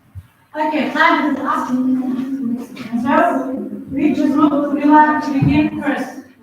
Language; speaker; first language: English; non-native, fluent; Uzbek